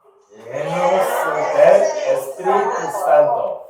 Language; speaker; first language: Spanish; non-native, learner; Korean